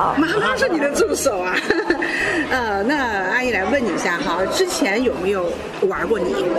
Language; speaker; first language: Chinese; native; Chinese